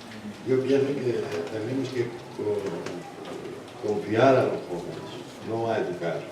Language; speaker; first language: Spanish; non-native, learner; Greek